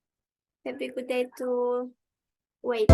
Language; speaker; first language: English; non-native, learner; Indonesian